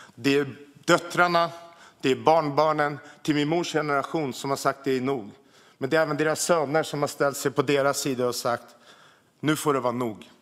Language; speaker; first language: Swedish; early bilingual, other home language; Armenian